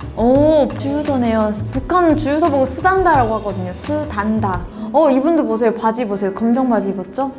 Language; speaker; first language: Korean; native; Korean